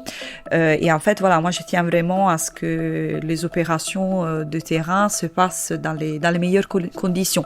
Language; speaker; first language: French; native; French